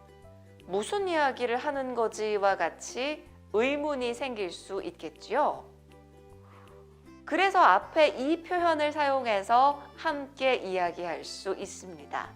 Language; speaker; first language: Korean; native; Korean